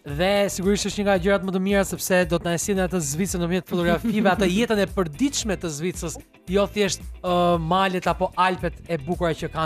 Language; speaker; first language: Albanian; native; Albanian